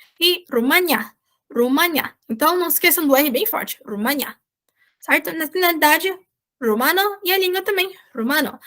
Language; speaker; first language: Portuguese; native; Portuguese